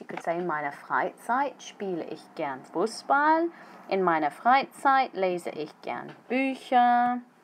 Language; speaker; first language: German; non-native, fluent; English